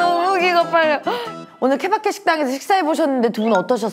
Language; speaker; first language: Korean; native; Korean